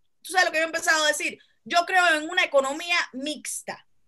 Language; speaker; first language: Spanish; early bilingual, heritage; Spanish